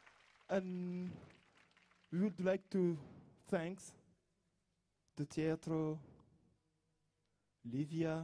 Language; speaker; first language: English; non-native, fluent; Tamasheq